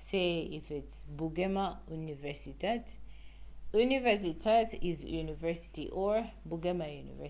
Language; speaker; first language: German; non-native, learner; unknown